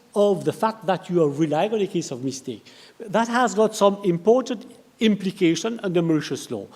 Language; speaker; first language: English; non-native, local second language; Morisyen